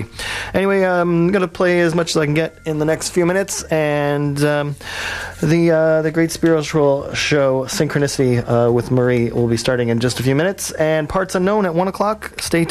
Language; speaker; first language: English; native; English